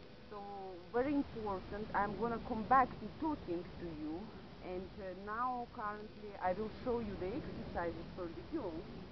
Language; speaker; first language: English; non-native, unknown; Russian